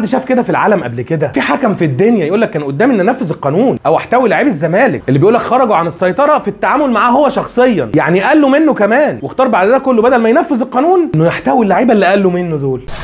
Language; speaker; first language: Arabic; native; Arabic